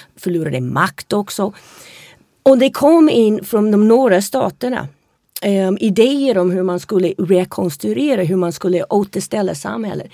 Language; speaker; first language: Swedish; non-native, fluent; English